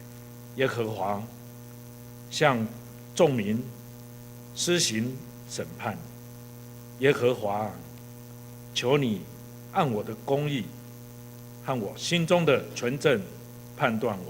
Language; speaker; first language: Chinese; native; Chinese